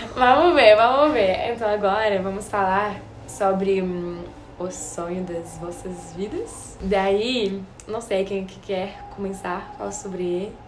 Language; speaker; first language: Portuguese; non-native, fluent; French